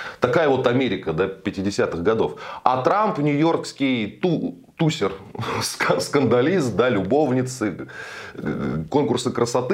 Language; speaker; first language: Russian; native; Russian